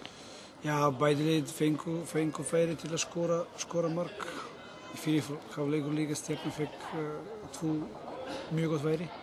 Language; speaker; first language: Icelandic; non-native, learner; Serbian